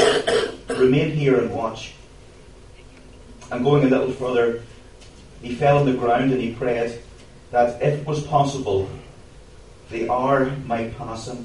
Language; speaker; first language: English; native; English